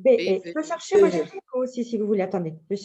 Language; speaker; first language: French; native; French